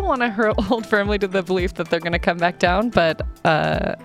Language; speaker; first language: English; native; English